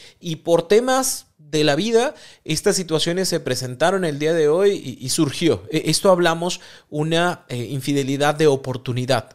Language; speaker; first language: Spanish; native; Spanish